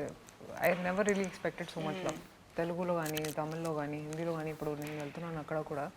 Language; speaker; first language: Telugu; non-native, fluent; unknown